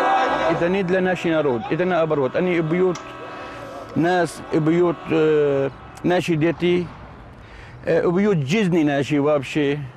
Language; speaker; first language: Russian; non-native, learner; Arabic